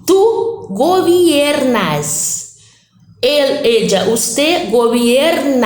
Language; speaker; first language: Spanish; non-native, fluent; Portuguese